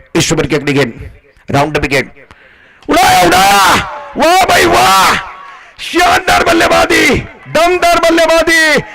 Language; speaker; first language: Hindi; non-native, local second language; Marathi